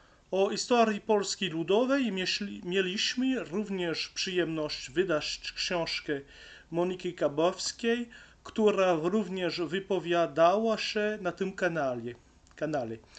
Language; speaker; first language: Polish; non-native, learner; French